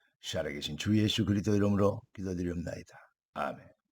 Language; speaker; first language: Korean; native; Korean